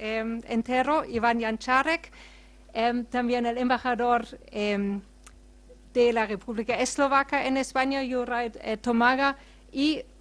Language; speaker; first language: Spanish; non-native, fluent; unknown